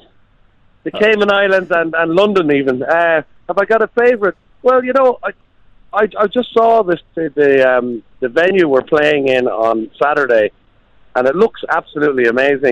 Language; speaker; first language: English; native; English